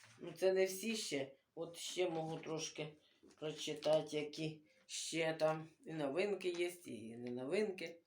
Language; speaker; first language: Ukrainian; non-native, local second language; Russian